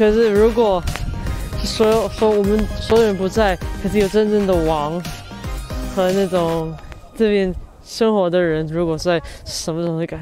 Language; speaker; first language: Chinese; non-native, fluent; English